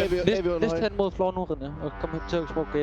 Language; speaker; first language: Danish; native; Danish